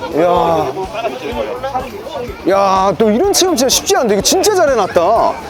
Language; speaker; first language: Korean; native; Korean